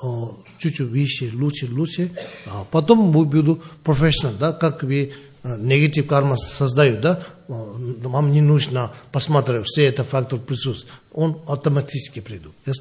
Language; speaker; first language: Russian; non-native, learner; Tibetan